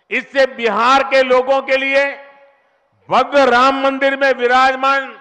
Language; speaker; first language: Hindi; non-native, local second language; Gujarati